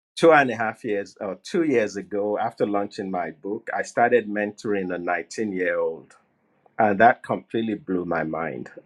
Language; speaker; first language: English; non-native, local second language; Yoruba